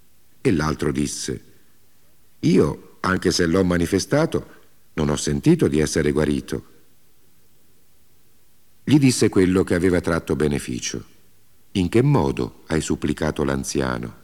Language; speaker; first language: Italian; native; Italian